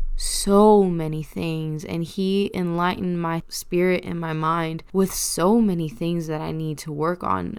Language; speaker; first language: English; early bilingual, other home language; Spanish